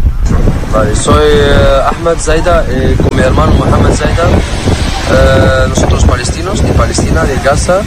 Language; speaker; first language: Spanish; non-native, learner; Arabic